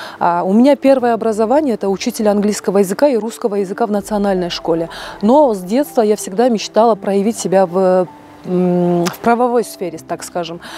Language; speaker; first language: Russian; non-native, local second language; Kyrgyz